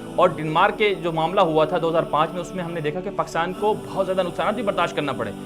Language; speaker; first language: Urdu; native; Urdu